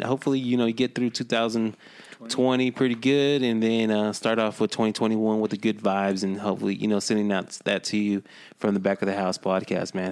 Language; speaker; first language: English; native; English